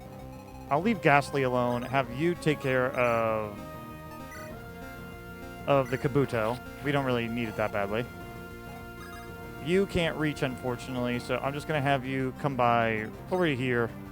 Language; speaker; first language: English; native; English